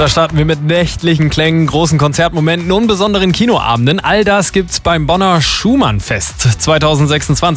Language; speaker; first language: German; native; German